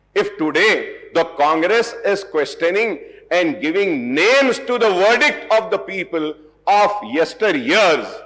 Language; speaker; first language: English; non-native, local second language; Urdu